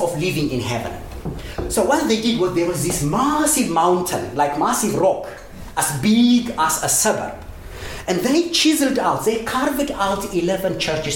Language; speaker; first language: English; non-native, fluent; Amharic